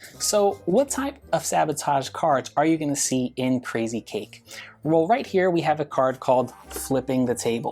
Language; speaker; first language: English; native; English